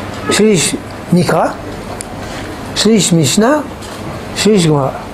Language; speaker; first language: Hebrew; non-native, fluent; French